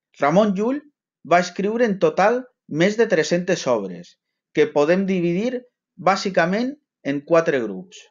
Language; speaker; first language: Catalan; non-native, local second language; Spanish